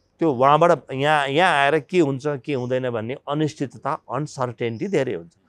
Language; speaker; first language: Nepali; native; Nepali